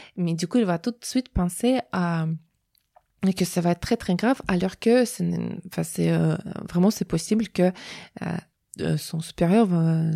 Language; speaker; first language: French; non-native, fluent; Russian